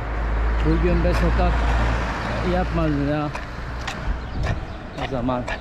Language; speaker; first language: Turkish; non-native, learner; Japanese